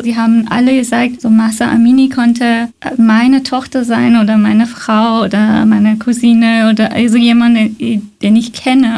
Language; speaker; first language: German; non-native, fluent; Persian